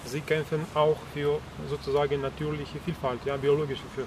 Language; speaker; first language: German; non-native, learner; Russian